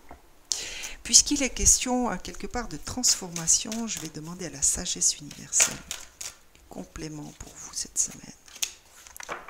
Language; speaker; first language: French; native; French